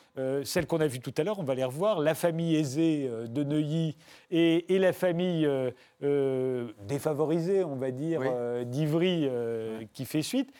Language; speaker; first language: French; native; French